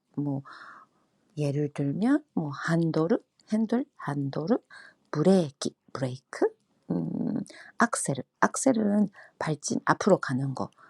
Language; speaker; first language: Korean; non-native, fluent; Japanese